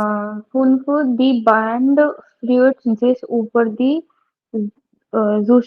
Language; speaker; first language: German; non-native, learner; Hindi